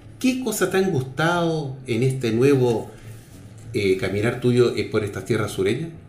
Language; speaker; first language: Spanish; native; Spanish